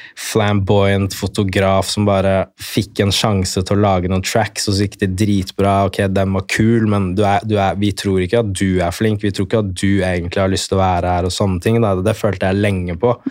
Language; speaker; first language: Norwegian; native; Norwegian